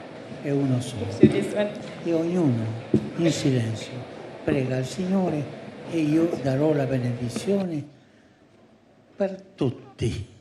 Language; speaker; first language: Italian; early bilingual, heritage; Spanish